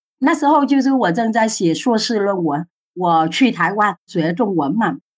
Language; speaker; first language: Chinese; non-native, fluent; Vietnamese